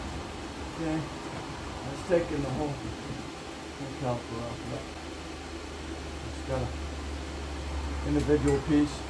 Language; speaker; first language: English; native; English